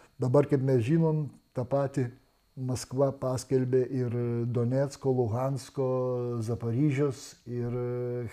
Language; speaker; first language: Lithuanian; native; Lithuanian